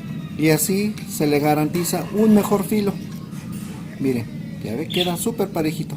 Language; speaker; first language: Spanish; native; Spanish